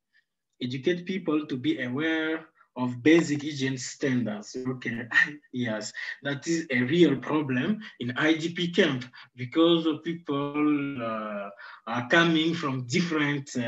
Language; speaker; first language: English; non-native, fluent; Sango